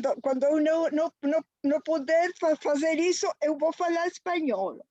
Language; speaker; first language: Portuguese; non-native, fluent; Spanish